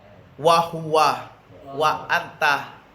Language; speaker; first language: Arabic; non-native, fluent; Indonesian